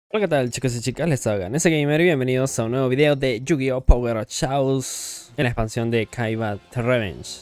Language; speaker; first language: Spanish; native; Spanish